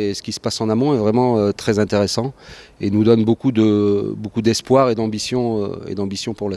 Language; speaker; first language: French; native; French